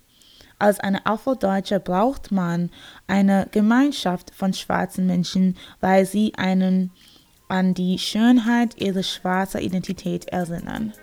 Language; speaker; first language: German; non-native, learner; English